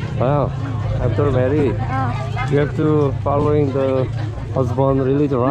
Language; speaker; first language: English; non-native, learner; Korean